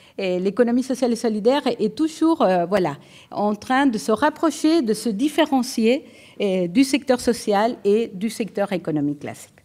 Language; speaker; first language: French; non-native, fluent; Spanish